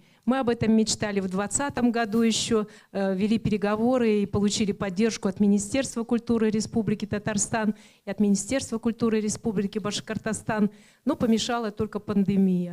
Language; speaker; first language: Russian; native; Russian